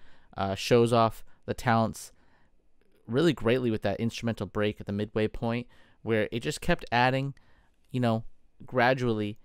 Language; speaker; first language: English; native; English